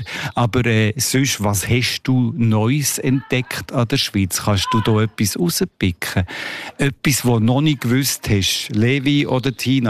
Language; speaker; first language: German; native; German